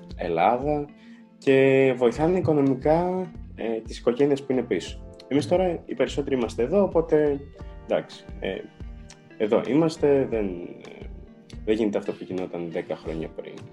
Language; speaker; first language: Greek; early bilingual, other home language; Ukrainian